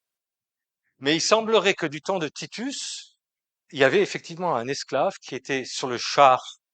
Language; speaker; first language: French; native; French